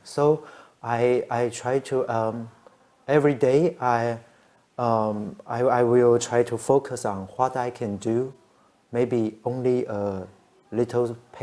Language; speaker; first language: English; non-native, learner; Chinese